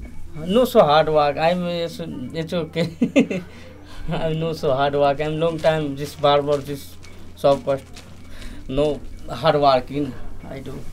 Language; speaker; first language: English; non-native, learner; Nepali